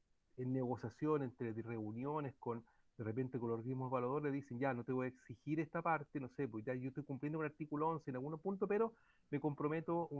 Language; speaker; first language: Spanish; native; Spanish